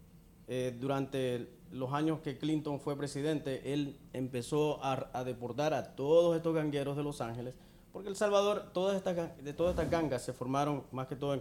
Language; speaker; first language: Spanish; native; Spanish